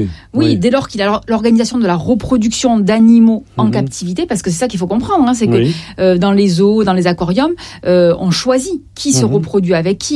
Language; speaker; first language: French; native; French